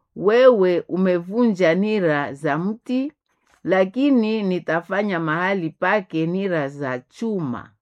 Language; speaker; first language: Swahili; non-native, local second language; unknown